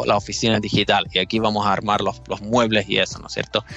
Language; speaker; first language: Spanish; non-native, fluent; Finnish